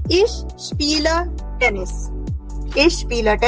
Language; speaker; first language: German; non-native, fluent; Hindi